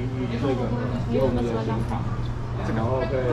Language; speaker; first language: Chinese; native; Chinese